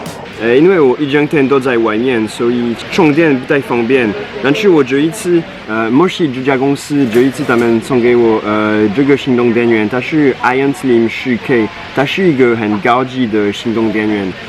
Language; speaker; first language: Chinese; non-native, fluent; French